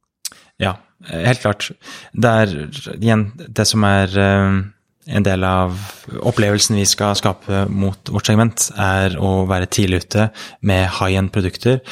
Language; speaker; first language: Norwegian; native; Norwegian